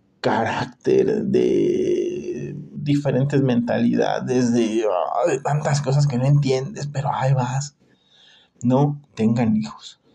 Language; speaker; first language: Spanish; native; Spanish